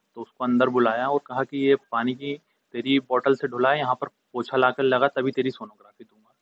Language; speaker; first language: Hindi; native; Hindi